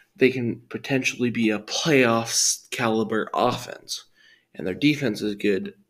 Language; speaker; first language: English; native; English